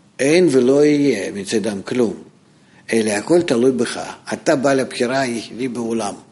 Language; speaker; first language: Hebrew; non-native, fluent; Russian